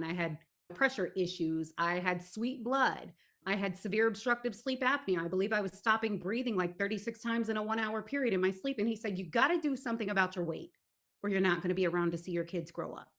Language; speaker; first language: English; native; English